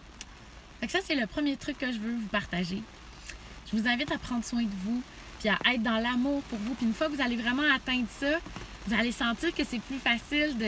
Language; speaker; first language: French; native; French